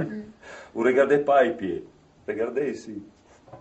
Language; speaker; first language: French; non-native, fluent; Italian